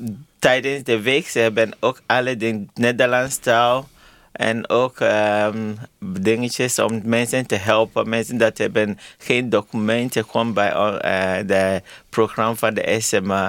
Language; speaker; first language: Dutch; non-native, learner; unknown